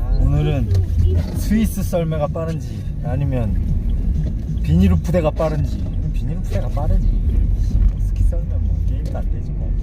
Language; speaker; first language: Korean; native; Korean